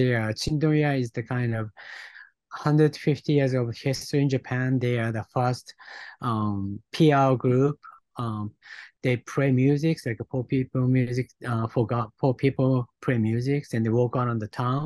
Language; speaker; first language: English; non-native, fluent; Japanese